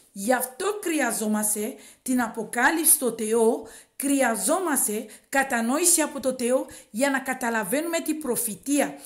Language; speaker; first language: Greek; non-native, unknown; Swahili